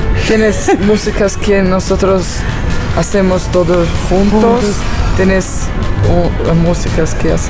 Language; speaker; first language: Spanish; non-native, learner; Portuguese